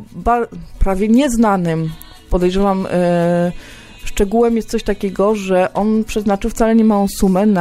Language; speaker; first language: Polish; native; Polish